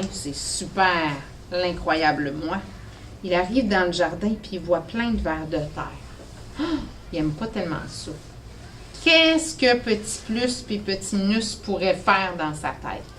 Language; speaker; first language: French; native; French